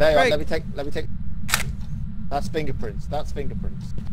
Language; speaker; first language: English; native; English